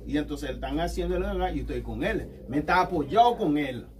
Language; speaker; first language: Spanish; non-native, learner; Haitian Creole